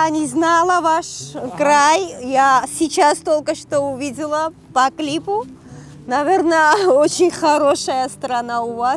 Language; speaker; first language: Russian; non-native, fluent; Georgian